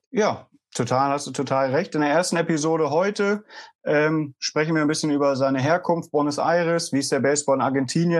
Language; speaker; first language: German; native; German